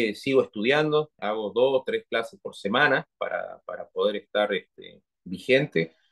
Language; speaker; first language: Spanish; native; Spanish